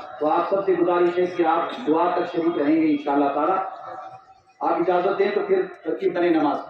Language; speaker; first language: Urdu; native; Urdu